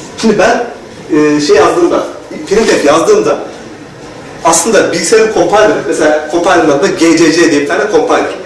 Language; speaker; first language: Turkish; native; Turkish